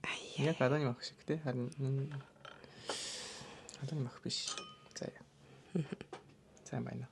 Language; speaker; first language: Mongolian; non-native, learner; Japanese